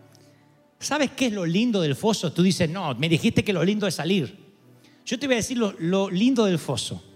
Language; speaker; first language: Spanish; native; Spanish